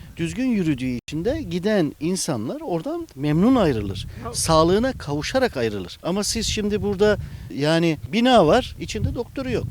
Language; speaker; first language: Turkish; native; Turkish